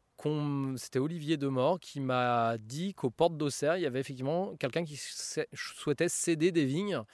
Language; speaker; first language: French; native; French